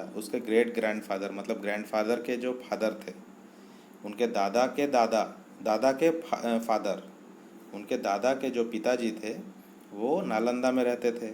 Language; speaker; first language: Hindi; native; Hindi